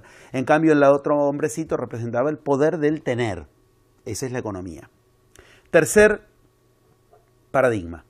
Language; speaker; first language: Spanish; native; Spanish